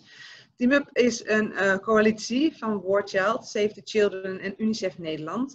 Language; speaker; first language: Dutch; native; Dutch